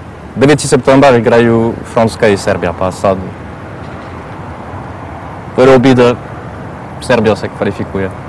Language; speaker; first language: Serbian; non-native, fluent; French